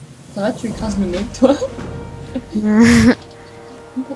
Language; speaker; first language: French; native; French